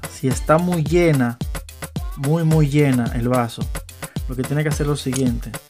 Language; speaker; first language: Spanish; native; Spanish